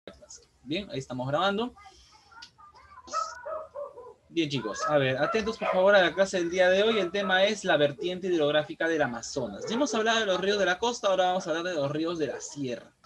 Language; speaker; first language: Spanish; native; Spanish